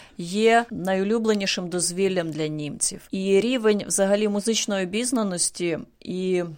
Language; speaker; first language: Ukrainian; native; Ukrainian